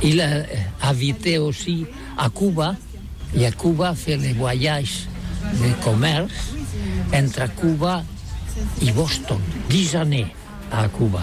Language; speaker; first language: French; non-native, learner; Catalan